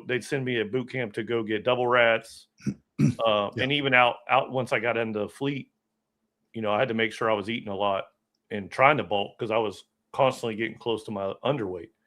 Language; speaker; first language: English; native; English